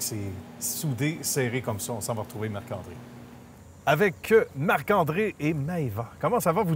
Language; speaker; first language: French; native; French